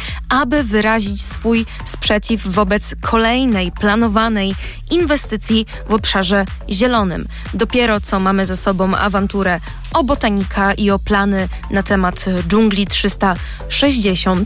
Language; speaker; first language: Polish; native; Polish